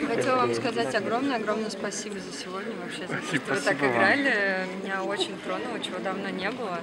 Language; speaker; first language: Russian; native; Russian